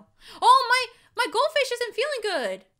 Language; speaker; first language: English; native; English